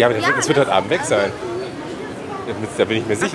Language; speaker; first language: German; native; German